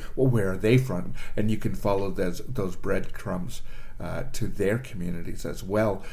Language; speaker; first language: English; native; English